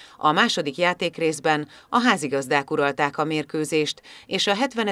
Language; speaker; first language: Hungarian; native; Hungarian